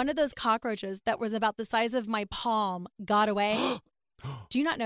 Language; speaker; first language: English; native; English